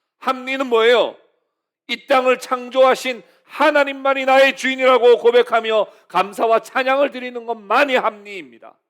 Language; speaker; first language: Korean; native; Korean